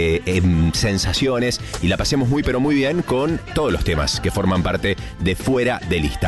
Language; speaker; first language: Spanish; native; Spanish